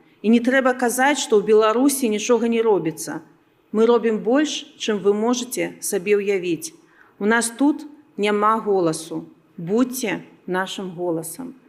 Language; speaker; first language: Belarusian; non-native, local second language; Russian